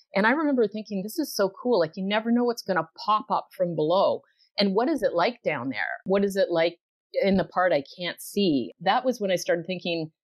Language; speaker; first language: English; native; English